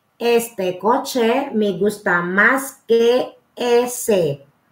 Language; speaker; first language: Spanish; non-native, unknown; Filipino